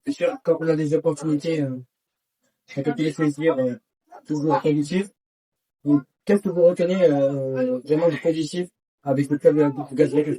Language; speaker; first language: French; native; French